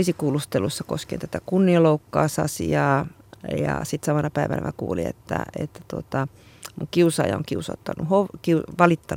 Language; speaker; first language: Finnish; native; Finnish